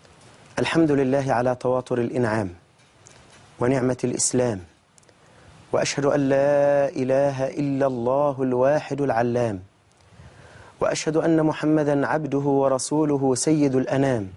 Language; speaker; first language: Arabic; native; Arabic